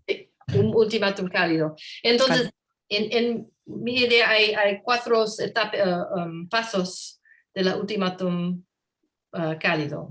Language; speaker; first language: Spanish; non-native, learner; English